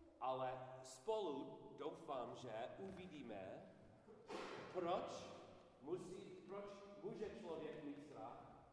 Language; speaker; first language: Czech; non-native, learner; English